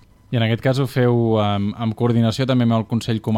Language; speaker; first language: Catalan; native; Catalan